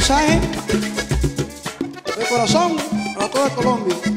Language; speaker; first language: Spanish; native; Spanish